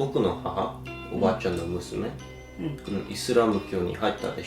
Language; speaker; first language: Japanese; early bilingual, heritage; English